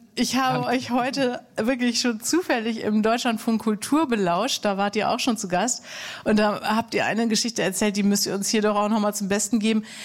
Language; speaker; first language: German; native; German